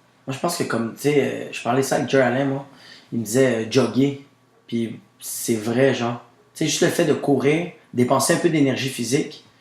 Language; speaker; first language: French; native; French